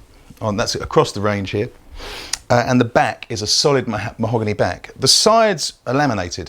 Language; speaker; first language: English; native; English